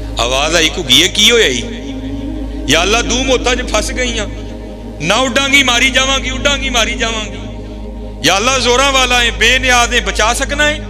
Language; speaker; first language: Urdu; non-native, local second language; Punjabi